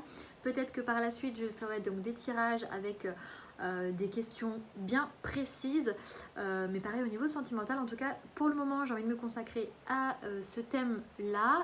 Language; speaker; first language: French; native; French